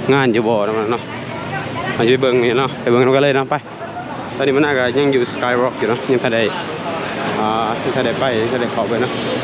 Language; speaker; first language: Thai; native; Thai